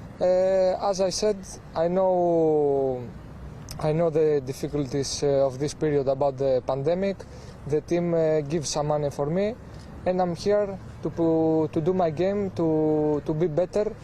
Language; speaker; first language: English; non-native, fluent; Greek